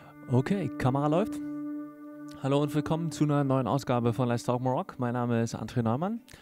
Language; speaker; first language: German; native; German